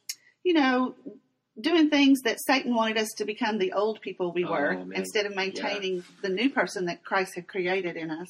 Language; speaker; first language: English; native; English